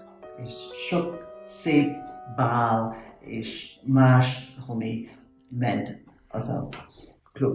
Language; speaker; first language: Hungarian; early bilingual, heritage; Hungarian